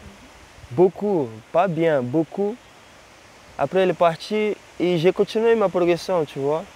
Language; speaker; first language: French; non-native, learner; Portuguese